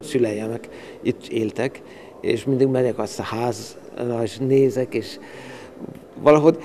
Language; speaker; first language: Hungarian; early bilingual, heritage; Hungarian